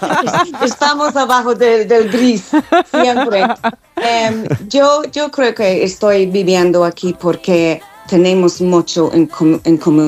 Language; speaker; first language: Spanish; non-native, fluent; English